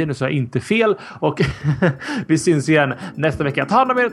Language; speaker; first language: Swedish; native; Swedish